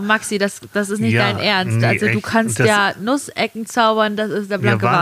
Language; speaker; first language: German; native; German